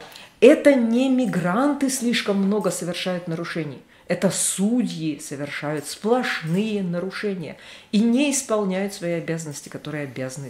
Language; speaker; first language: Russian; native; Russian